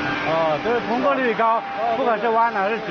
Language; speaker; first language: Chinese; native; Chinese